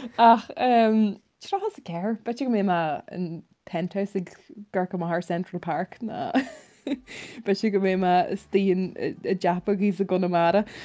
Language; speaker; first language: Irish; native; Irish